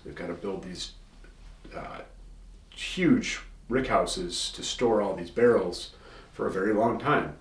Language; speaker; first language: English; native; English